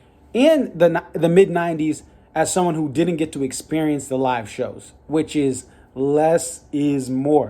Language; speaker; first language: English; native; English